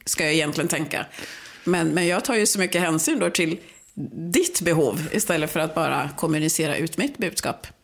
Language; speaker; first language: Swedish; early bilingual, other home language; Swahili